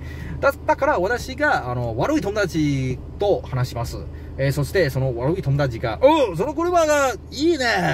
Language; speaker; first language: Japanese; non-native, learner; Chinese